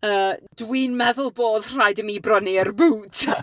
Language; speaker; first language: Welsh; non-native, learner; English